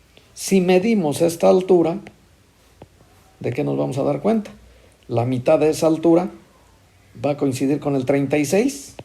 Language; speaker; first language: Spanish; native; Spanish